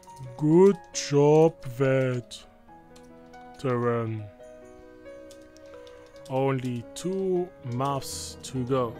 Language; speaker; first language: English; non-native, fluent; German